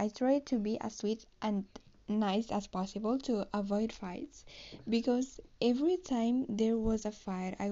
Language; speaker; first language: English; non-native, learner; Spanish